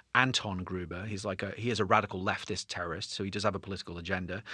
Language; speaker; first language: English; native; English